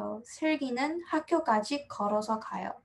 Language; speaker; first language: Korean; non-native, fluent; English